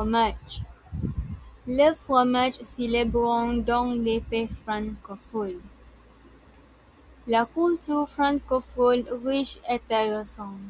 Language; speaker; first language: French; non-native, learner; Malay